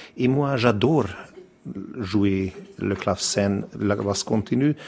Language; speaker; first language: French; non-native, learner; Hungarian